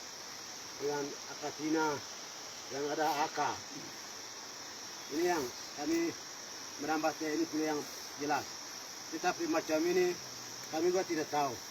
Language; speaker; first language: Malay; non-native, local second language; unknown